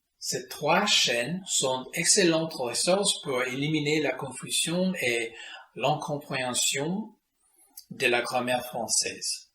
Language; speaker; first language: French; non-native, fluent; English